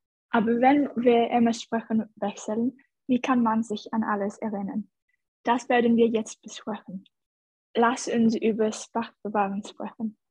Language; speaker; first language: German; non-native, learner; English